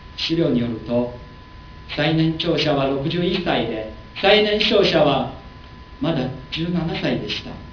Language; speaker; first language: Japanese; non-native, learner; Chinese